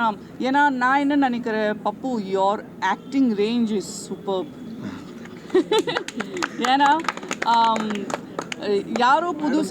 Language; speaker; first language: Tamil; non-native, fluent; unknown